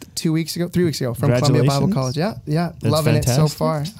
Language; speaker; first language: English; early bilingual, other home language; Spanish